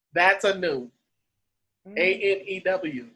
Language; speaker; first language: English; native; English